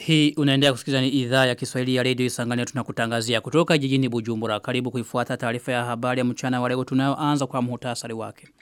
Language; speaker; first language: Swahili; non-native, local second language; Rundi